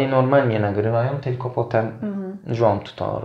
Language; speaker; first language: Polish; non-native, fluent; Turkish